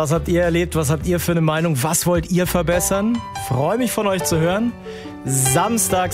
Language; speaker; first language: German; native; German